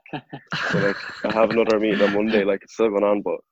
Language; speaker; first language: English; native; English